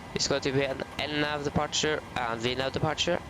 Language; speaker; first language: English; non-native, fluent; Norwegian